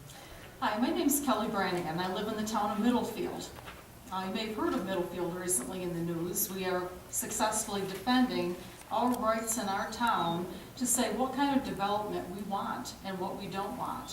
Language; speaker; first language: English; native; English